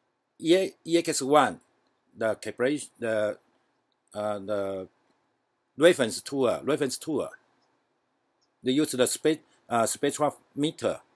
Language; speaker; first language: English; non-native, learner; Chinese